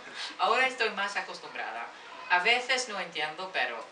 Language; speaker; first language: Spanish; non-native, fluent; Swedish